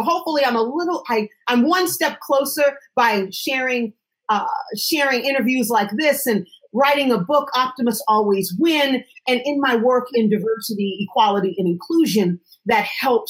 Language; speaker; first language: English; native; English